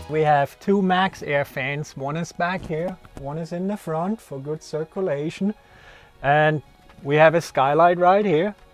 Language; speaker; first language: English; non-native, fluent; German